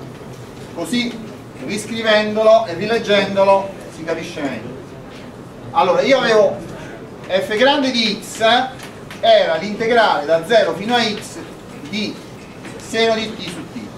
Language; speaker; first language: Italian; native; Italian